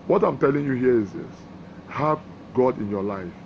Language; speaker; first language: English; non-native, local second language; Yoruba